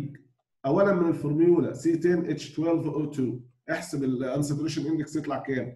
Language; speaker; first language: Arabic; native; Arabic